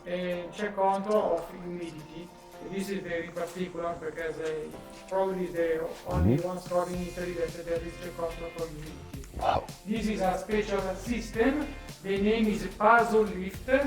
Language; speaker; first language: English; non-native, learner; Italian